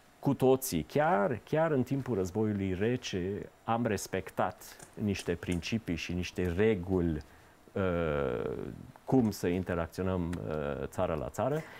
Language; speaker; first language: Romanian; early bilingual, heritage; Romanian